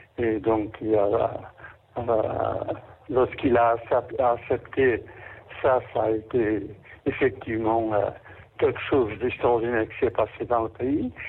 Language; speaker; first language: French; non-native, fluent; Portuguese